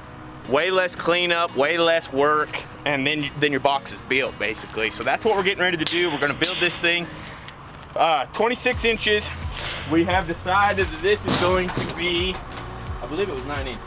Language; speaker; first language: English; native; English